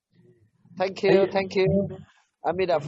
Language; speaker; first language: English; non-native, learner; Vietnamese